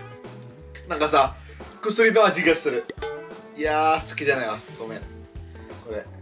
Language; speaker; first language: Japanese; non-native, fluent; Indonesian